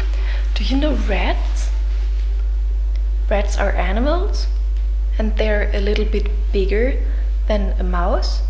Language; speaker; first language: English; non-native, fluent; German